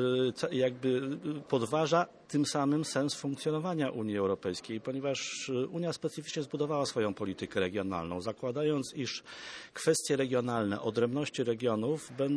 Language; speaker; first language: Polish; native; Polish